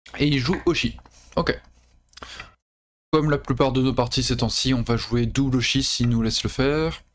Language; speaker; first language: French; native; French